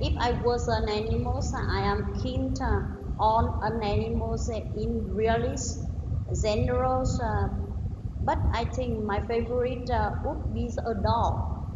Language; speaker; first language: English; non-native, learner; Vietnamese